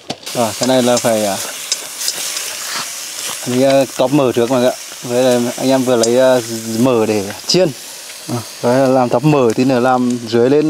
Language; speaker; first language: Vietnamese; native; Vietnamese